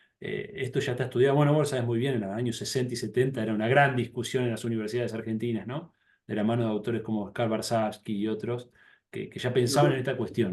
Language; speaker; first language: Spanish; native; Spanish